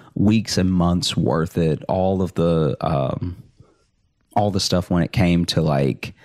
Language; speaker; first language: English; native; English